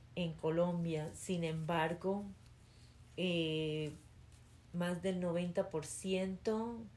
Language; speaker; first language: Spanish; early bilingual, heritage; Spanish